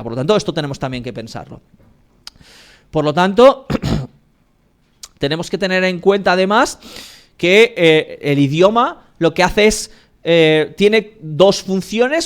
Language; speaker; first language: Spanish; native; Spanish